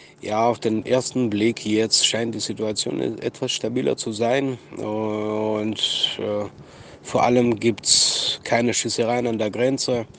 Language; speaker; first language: German; non-native, fluent; Armenian